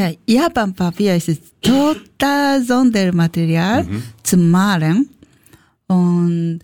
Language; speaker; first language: German; non-native, learner; Japanese